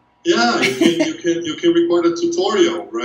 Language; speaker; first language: English; non-native, fluent; Portuguese